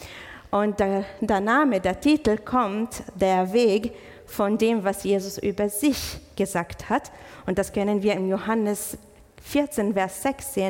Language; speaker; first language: German; non-native, fluent; English